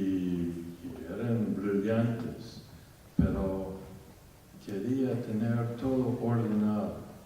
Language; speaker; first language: Spanish; non-native, fluent; English